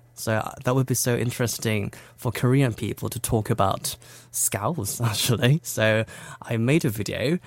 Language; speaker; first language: English; non-native, fluent; Korean